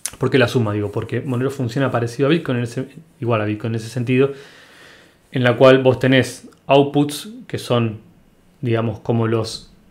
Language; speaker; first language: Spanish; native; Spanish